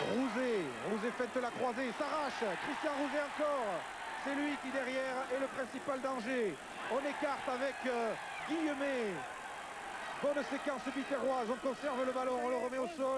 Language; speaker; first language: French; native; French